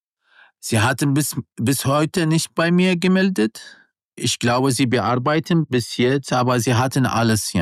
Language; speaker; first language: German; non-native, learner; Arabic